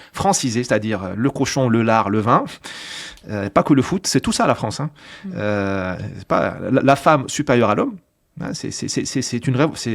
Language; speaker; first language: French; non-native, local second language; Arabic